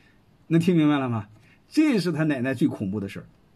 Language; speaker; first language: Chinese; native; Chinese